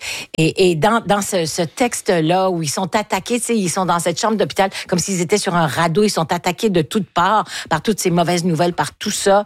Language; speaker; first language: French; native; French